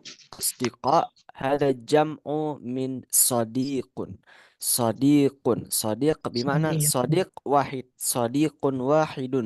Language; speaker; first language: Arabic; non-native, fluent; Indonesian